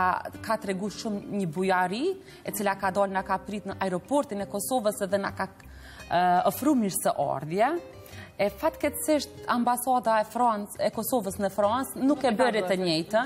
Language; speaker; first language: Albanian; native; Albanian